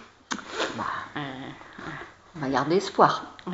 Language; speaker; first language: French; native; French